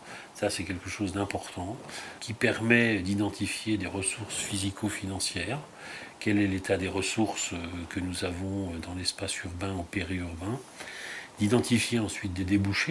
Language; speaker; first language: French; native; French